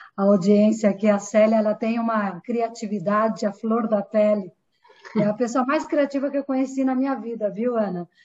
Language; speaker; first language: Portuguese; native; Portuguese